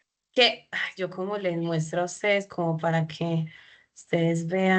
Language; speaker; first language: Spanish; native; Spanish